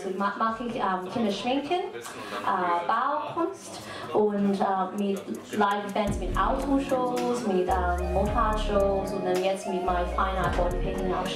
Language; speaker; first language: German; non-native, learner; Cantonese